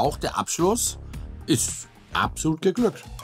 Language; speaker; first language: German; native; German